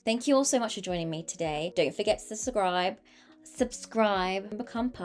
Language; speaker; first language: English; native; English